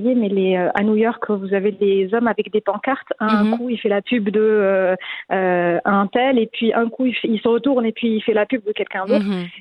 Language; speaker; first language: French; non-native, local second language; Arabic